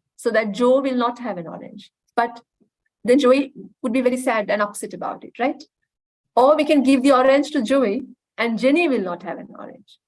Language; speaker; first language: English; non-native, local second language; Sinhala